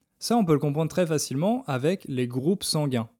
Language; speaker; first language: French; native; French